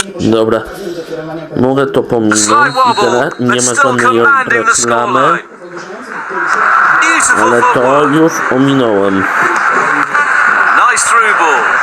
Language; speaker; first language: Polish; native; Polish